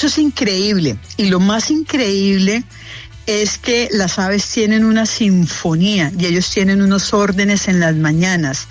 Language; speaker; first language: Spanish; native; Spanish